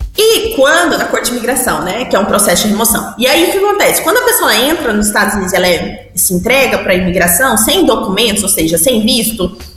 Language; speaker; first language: Portuguese; early bilingual, heritage; Portuguese